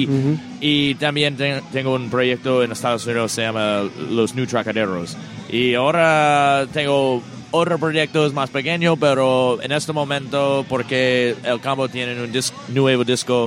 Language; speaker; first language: Spanish; non-native, learner; English